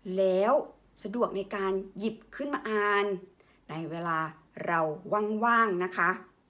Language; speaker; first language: Thai; native; Thai